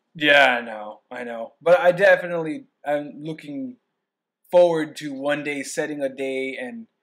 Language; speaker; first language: English; native; English